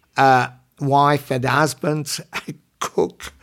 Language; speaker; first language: English; non-native, learner; Italian